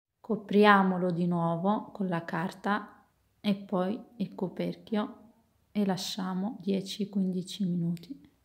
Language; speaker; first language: Italian; non-native, fluent; Arabic